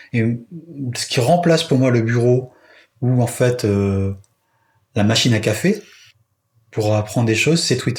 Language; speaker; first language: French; native; French